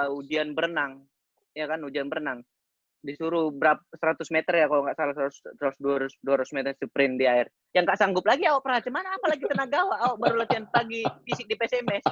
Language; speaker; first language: Indonesian; non-native, local second language; Batak Toba